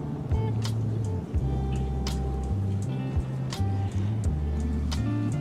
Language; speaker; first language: Chinese; non-native, fluent; Vietnamese